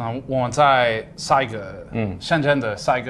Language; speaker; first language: Chinese; non-native, learner; English